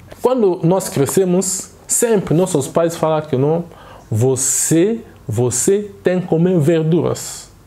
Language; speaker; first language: Portuguese; non-native, fluent; Swahili